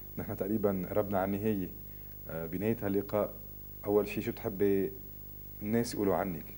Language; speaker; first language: Arabic; native; Arabic